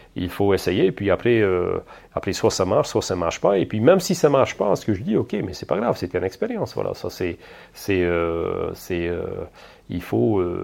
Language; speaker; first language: French; non-native, fluent; Hungarian